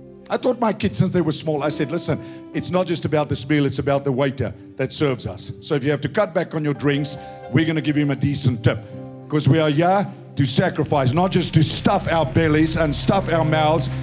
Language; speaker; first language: English; non-native, local second language; Afrikaans